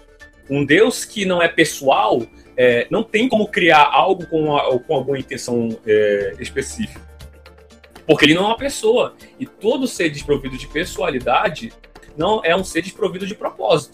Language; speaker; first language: Portuguese; native; Portuguese